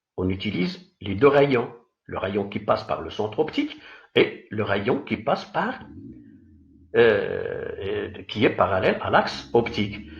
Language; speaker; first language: French; non-native, local second language; Arabic